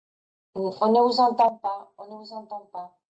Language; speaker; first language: French; non-native, fluent; Spanish